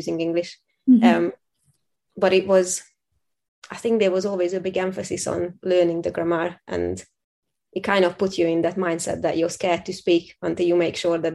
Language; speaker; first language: English; non-native, fluent; Hungarian